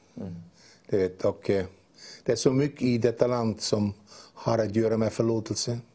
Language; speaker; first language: Swedish; non-native, fluent; Dutch